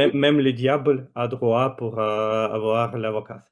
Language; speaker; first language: French; non-native, fluent; Russian